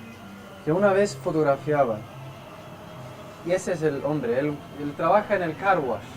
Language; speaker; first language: Spanish; non-native, learner; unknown